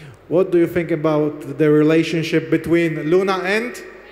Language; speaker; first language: English; non-native, fluent; Polish